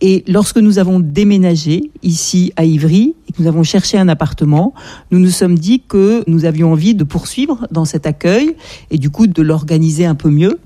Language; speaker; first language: French; native; French